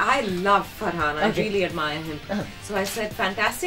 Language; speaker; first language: English; non-native, local second language; Tamil